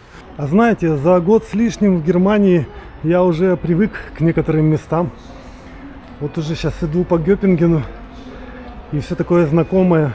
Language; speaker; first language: Russian; native; Russian